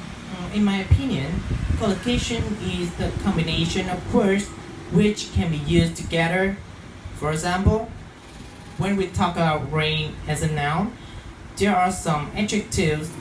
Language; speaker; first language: English; non-native, fluent; Vietnamese